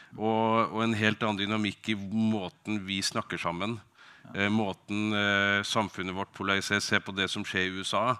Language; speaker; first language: Norwegian; native; Norwegian